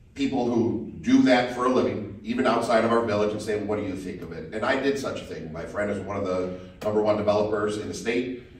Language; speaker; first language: English; native; English